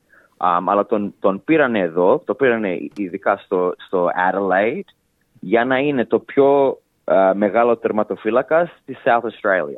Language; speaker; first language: Greek; early bilingual, heritage; English